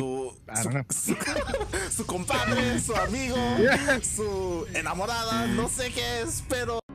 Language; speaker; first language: Spanish; non-native, learner; English